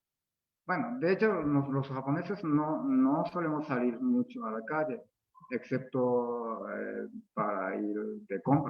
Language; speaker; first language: Spanish; non-native, fluent; Japanese